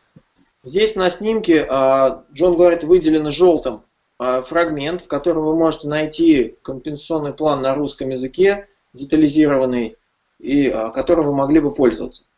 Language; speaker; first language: Russian; native; Russian